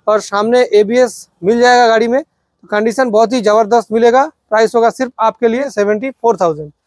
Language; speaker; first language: Hindi; non-native, local second language; Bangla